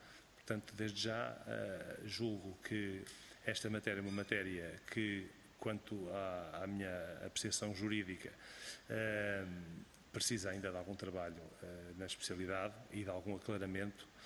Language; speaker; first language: Portuguese; native; Portuguese